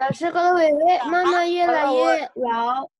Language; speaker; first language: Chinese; non-native, learner; Indonesian